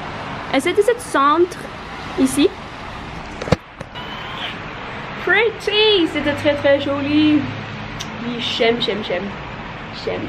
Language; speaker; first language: French; non-native, learner; Norwegian